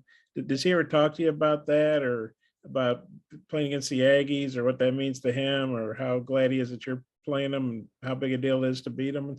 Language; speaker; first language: English; native; English